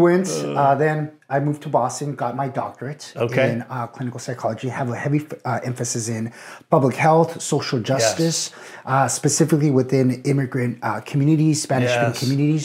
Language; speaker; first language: English; native; English